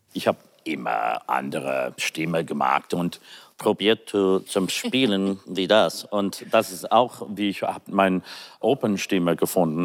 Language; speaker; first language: German; non-native, learner; English